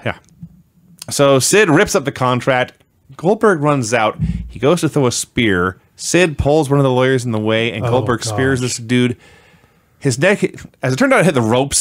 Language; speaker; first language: English; native; English